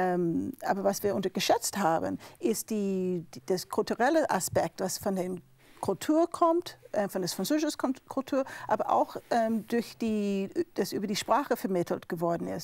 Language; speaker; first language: German; non-native, fluent; English